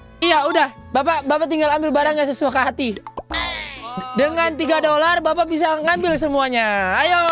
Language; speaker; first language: Indonesian; native; Indonesian